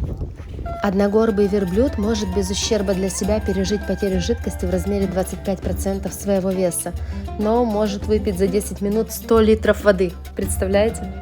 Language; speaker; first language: Russian; native; Russian